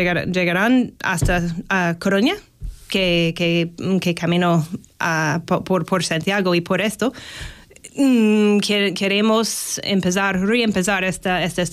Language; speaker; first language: Spanish; non-native, fluent; English